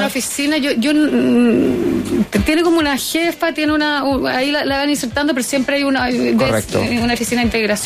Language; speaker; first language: Spanish; native; Spanish